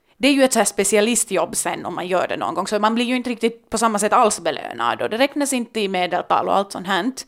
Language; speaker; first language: Swedish; native; Swedish